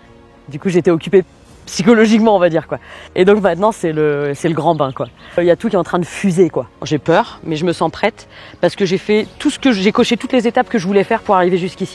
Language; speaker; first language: French; native; French